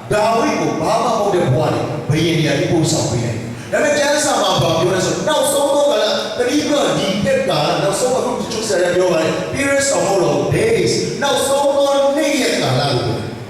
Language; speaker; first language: Burmese; non-native, local second language; Tedim Chin